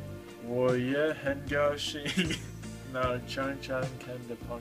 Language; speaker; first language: Chinese; non-native, learner; English